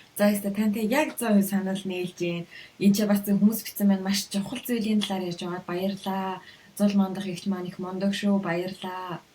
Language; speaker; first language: Mongolian; native; Mongolian